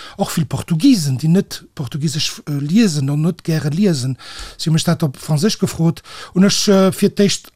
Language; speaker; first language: Luxembourgish; early bilingual, other home language; Portuguese